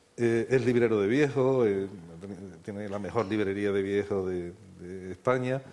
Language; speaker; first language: Spanish; native; Spanish